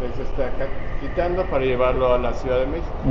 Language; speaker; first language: Spanish; native; Spanish